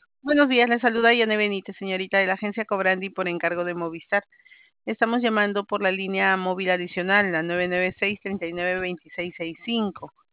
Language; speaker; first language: Spanish; native; Spanish